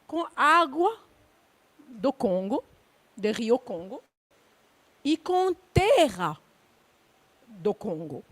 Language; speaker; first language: Portuguese; non-native, learner; Luba-Lulua